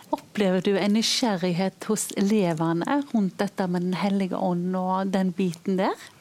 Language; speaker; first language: Norwegian; native; Norwegian